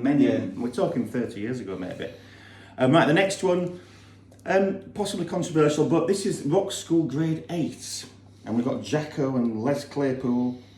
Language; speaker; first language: English; native; English